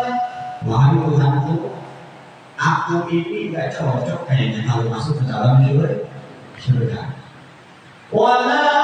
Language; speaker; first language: Indonesian; native; Indonesian